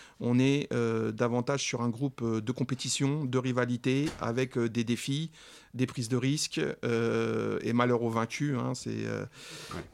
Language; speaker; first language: French; native; French